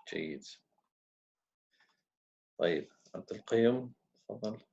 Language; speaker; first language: Arabic; non-native, fluent; English